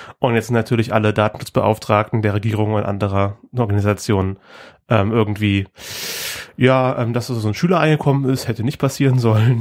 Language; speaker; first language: German; native; German